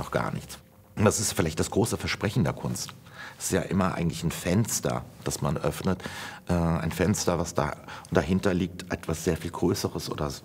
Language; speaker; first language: German; native; German